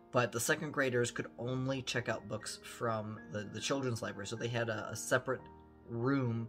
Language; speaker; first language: English; early bilingual, other home language; German